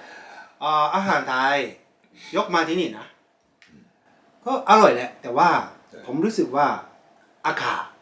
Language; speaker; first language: Thai; non-native, fluent; Japanese